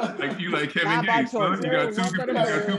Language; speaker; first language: English; native; English